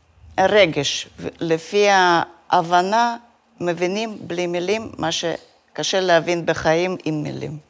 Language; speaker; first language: Hebrew; non-native, fluent; Russian